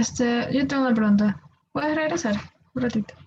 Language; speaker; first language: Spanish; native; Spanish